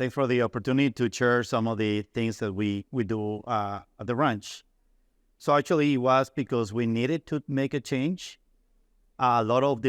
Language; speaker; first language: English; non-native, fluent; Spanish